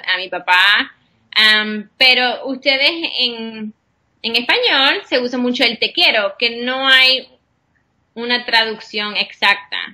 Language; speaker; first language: Spanish; non-native, fluent; English